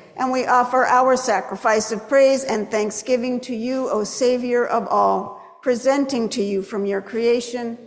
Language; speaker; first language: English; native; English